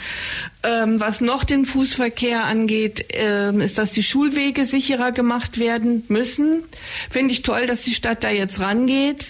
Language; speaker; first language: German; native; German